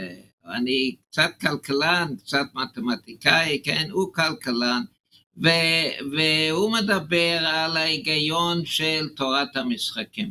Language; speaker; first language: Hebrew; non-native, fluent; English